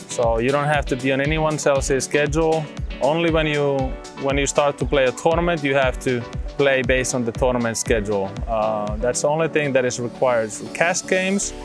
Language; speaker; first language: English; non-native, fluent; Finnish